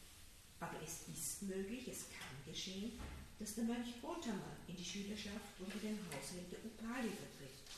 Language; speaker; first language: German; native; German